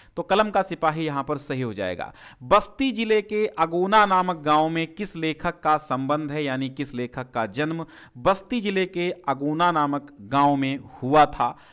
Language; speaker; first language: Hindi; native; Hindi